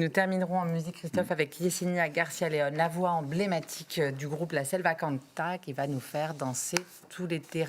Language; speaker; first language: French; native; French